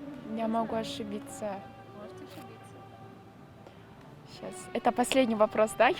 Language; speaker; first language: Russian; non-native, local second language; Kyrgyz